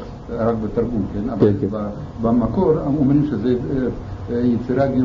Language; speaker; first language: Hebrew; non-native, fluent; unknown